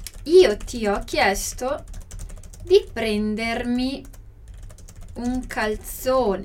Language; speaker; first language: Italian; non-native, fluent; Portuguese